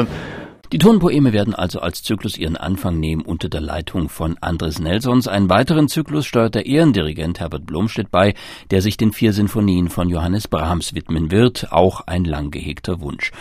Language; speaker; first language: German; native; German